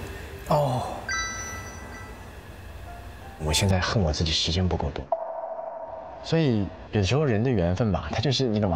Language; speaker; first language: Chinese; native; Chinese